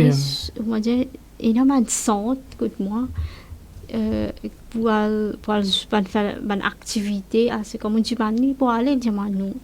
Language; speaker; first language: French; non-native, local second language; Morisyen